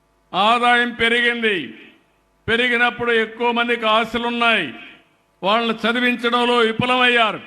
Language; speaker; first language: Telugu; native; Telugu